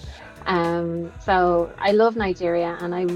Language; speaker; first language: English; native; English